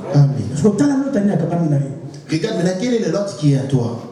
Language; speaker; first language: French; non-native, local second language; Lingala